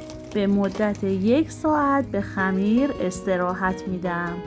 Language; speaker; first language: Persian; native; Persian